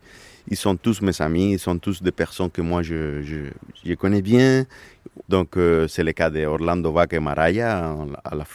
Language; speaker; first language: French; non-native, fluent; Spanish